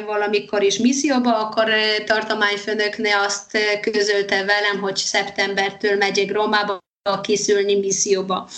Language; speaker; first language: Hungarian; non-native, fluent; Polish